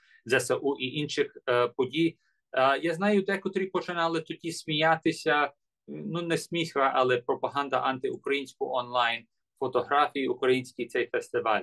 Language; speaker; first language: Ukrainian; early bilingual, heritage; English